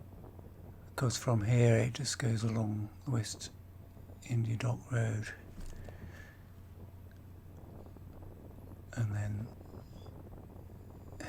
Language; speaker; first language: English; native; English